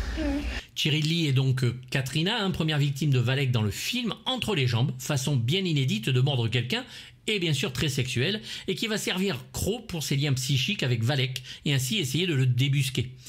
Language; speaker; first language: French; native; French